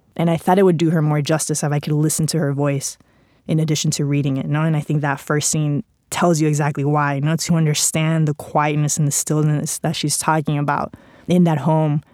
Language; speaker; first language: English; non-native, fluent; Spanish